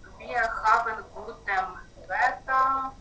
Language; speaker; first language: German; non-native, learner; Ukrainian